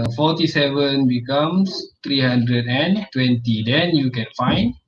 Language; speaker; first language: English; non-native, local second language; Malay